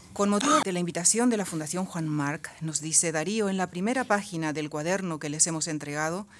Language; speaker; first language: Spanish; native; Spanish